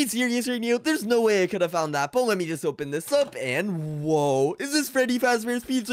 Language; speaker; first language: English; native; English